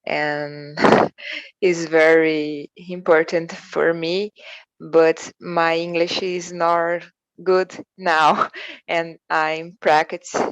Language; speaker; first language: English; non-native, learner; Portuguese